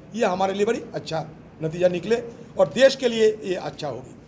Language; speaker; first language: Hindi; non-native, local second language; Bangla